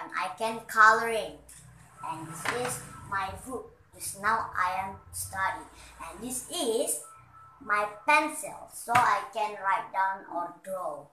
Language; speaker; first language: English; non-native, learner; Indonesian